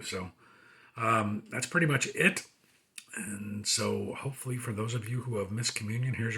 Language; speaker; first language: English; native; English